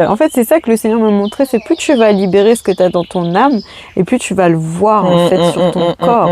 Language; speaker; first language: French; native; French